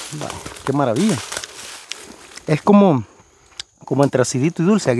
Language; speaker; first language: Spanish; native; Spanish